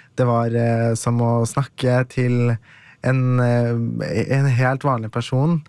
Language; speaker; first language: Norwegian; early bilingual, other home language; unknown